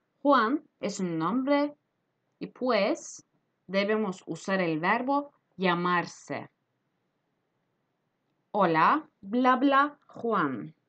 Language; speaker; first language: Spanish; non-native, fluent; Turkish